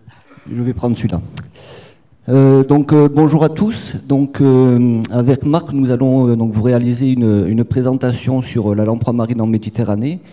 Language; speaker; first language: French; native; French